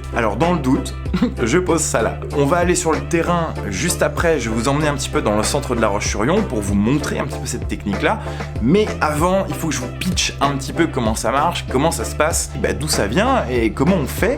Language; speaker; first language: French; native; French